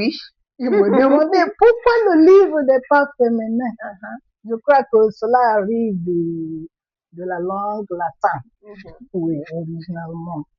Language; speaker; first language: French; non-native, fluent; Igbo